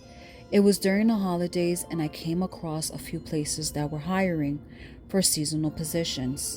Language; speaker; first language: English; native; English